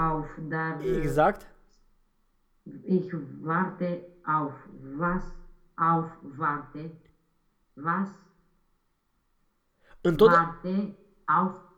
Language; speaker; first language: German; non-native, learner; Romanian